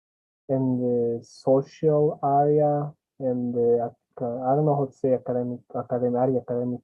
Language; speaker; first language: English; non-native, learner; Spanish